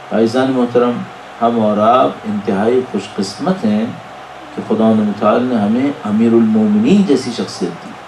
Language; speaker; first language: Urdu; native; Urdu